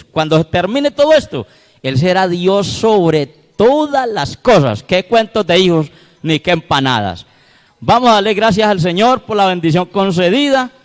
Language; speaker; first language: Spanish; native; Spanish